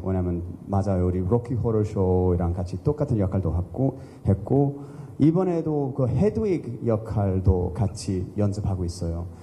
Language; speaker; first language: Korean; early bilingual, heritage; English